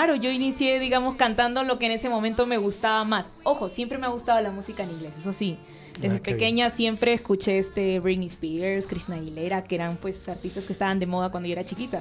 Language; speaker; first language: Spanish; native; Spanish